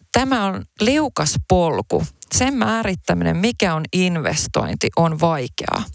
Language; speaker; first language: Finnish; early bilingual, other home language; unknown